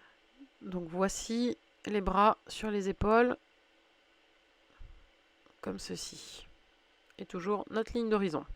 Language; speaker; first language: French; native; French